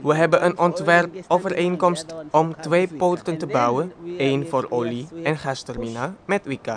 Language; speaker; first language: Dutch; non-native, fluent; Indonesian